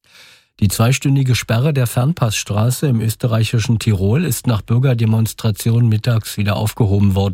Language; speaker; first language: German; native; German